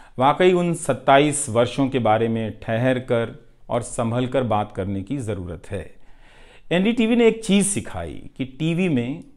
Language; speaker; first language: Hindi; non-native, local second language; Bhojpuri